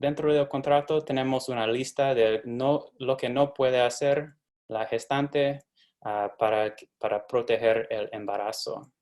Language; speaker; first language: Spanish; non-native, fluent; English